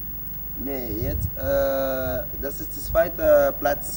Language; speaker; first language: German; non-native, learner; Arabic